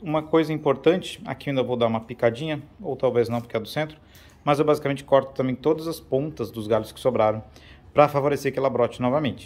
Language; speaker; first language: Portuguese; native; Portuguese